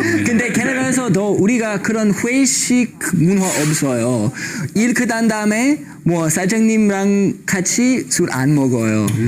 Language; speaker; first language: Korean; non-native, learner; English